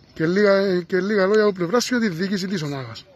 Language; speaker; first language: Greek; native; Greek